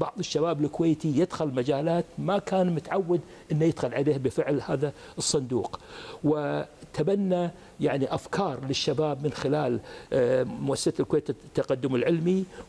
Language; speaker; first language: Arabic; native; Arabic